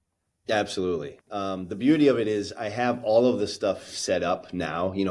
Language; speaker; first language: English; native; English